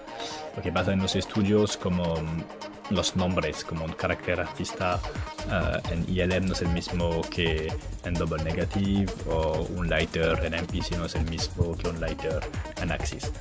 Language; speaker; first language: Spanish; non-native, learner; French